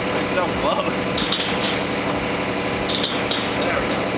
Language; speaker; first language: English; native; English